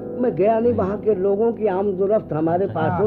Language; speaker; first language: Urdu; non-native, local second language; Punjabi